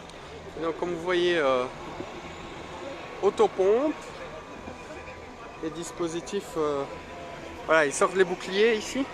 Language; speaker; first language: French; native; French